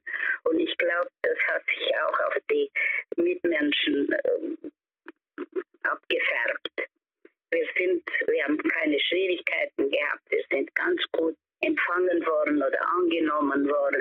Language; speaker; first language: German; early bilingual, heritage; German